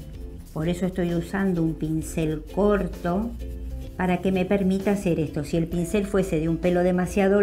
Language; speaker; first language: Spanish; native; Spanish